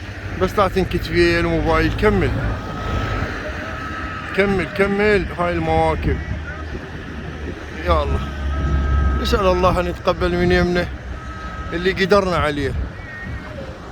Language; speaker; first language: Arabic; native; Arabic